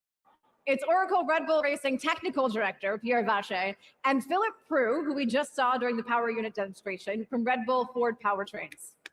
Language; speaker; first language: English; native; English